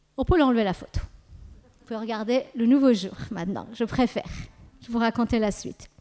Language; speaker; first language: French; early bilingual, other home language; Persian